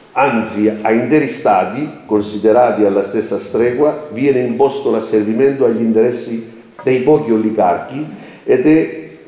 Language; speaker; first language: Italian; non-native, fluent; Greek